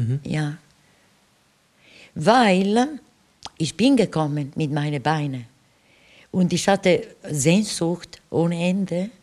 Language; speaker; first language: German; non-native, fluent; Italian